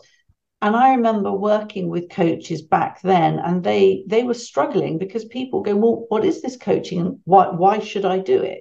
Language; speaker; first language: English; native; English